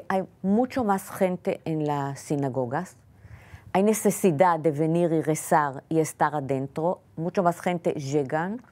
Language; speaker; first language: Spanish; non-native, fluent; Hebrew